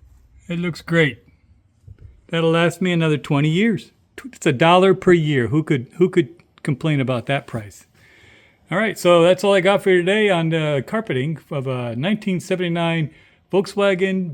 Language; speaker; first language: English; native; English